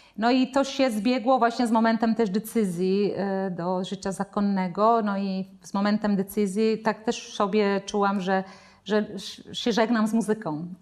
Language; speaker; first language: Polish; non-native, fluent; Italian